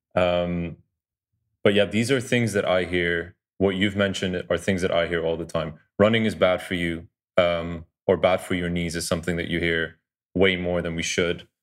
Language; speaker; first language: English; early bilingual, other home language; Dutch